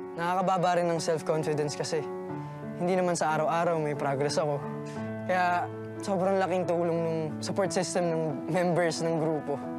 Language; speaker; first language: Filipino; native; Filipino